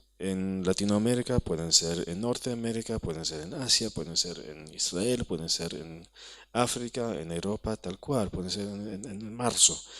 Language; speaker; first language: Spanish; non-native, fluent; Hebrew